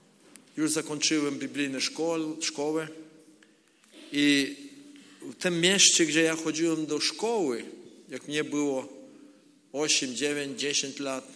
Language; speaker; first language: Polish; non-native, learner; Ukrainian